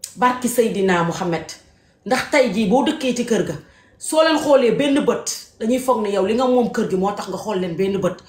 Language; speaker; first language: Wolof; native; Wolof